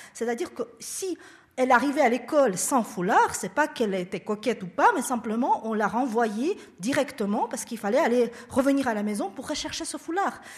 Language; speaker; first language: French; non-native, fluent; Russian